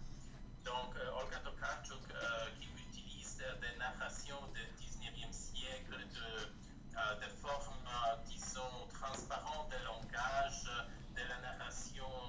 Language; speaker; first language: French; non-native, fluent; Polish